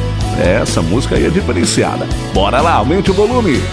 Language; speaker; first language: Portuguese; native; Portuguese